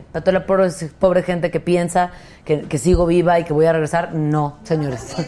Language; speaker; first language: Spanish; native; Spanish